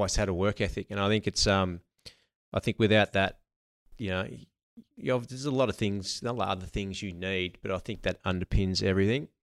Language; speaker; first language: English; native; English